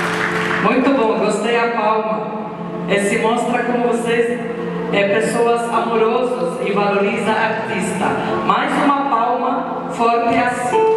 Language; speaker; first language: Portuguese; non-native, fluent; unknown